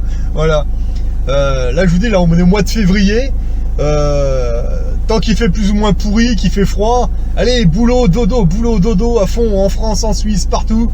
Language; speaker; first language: French; native; French